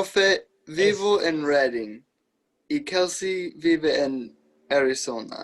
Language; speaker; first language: Spanish; non-native, learner; English